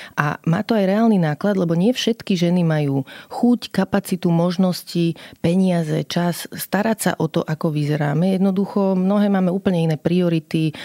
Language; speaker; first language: Slovak; native; Slovak